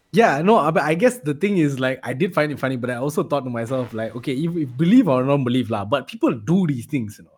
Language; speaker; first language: English; non-native, local second language; Tamil